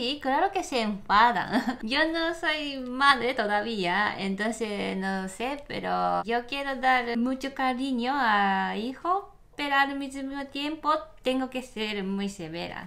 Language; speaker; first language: Spanish; non-native, learner; Japanese